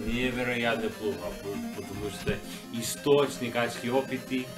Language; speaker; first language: Russian; non-native, learner; English